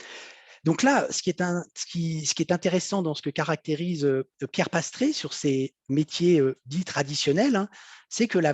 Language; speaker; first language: French; native; French